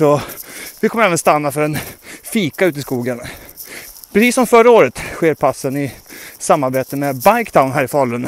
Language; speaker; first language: Swedish; native; Swedish